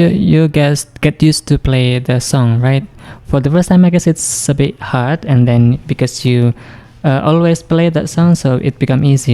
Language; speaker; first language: English; non-native, fluent; Indonesian